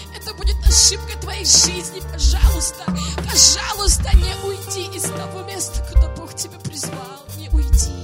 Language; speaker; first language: Russian; native; Russian